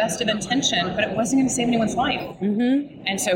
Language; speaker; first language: English; native; English